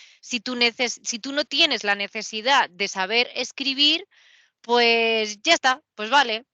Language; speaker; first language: Spanish; native; Spanish